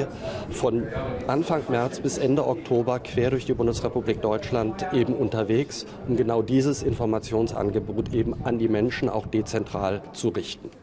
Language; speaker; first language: German; native; German